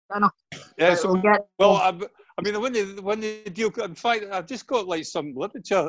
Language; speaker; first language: English; native; English